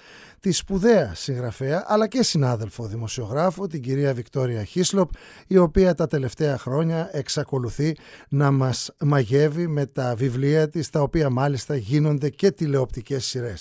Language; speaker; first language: Greek; native; Greek